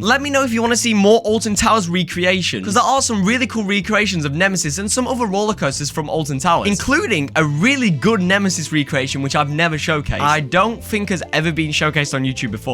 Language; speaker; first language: English; native; English